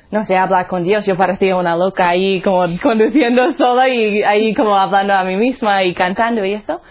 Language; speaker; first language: Spanish; non-native, fluent; English